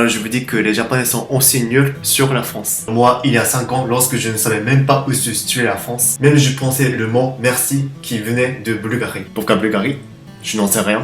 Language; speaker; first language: French; non-native, learner; Japanese